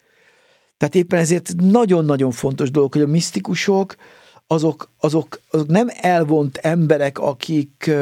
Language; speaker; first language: Hungarian; native; Hungarian